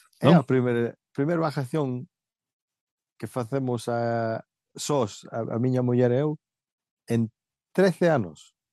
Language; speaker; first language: Galician; early bilingual, heritage; Galician